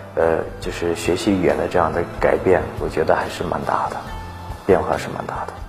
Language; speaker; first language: Chinese; non-native, fluent; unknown